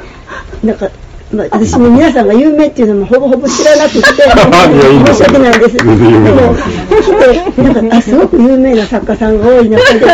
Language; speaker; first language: Japanese; native; Japanese